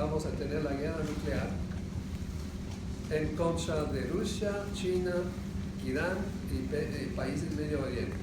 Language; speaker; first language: Spanish; non-native, fluent; English